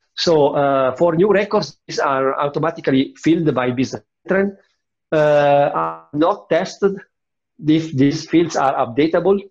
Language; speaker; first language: English; non-native, fluent; Italian